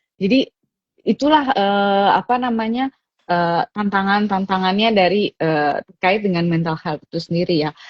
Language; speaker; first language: Indonesian; native; Indonesian